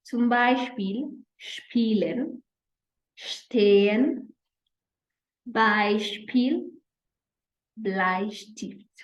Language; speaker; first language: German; non-native, fluent; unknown